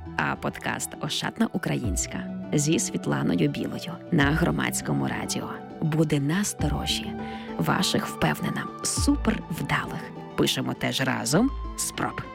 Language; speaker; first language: Ukrainian; native; Ukrainian